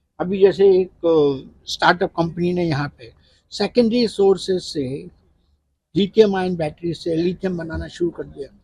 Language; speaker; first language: Hindi; native; Hindi